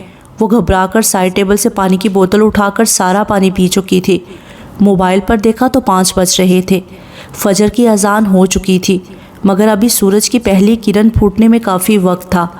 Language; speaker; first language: Urdu; native; Urdu